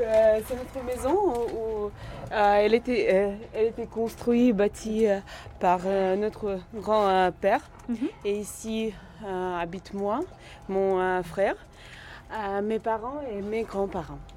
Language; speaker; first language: French; non-native, fluent; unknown